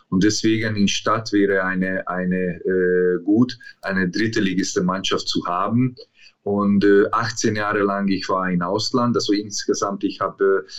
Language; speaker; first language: German; non-native, learner; Hungarian